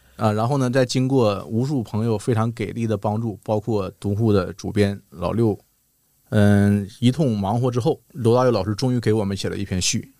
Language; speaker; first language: Chinese; native; Chinese